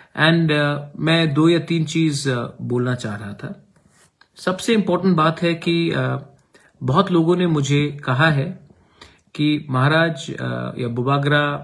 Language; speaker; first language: Hindi; non-native, local second language; Kok Borok